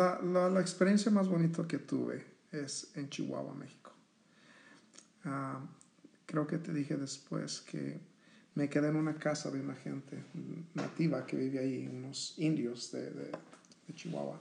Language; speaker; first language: Spanish; early bilingual, heritage; Spanish